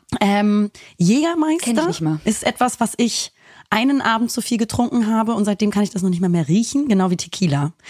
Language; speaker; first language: German; native; German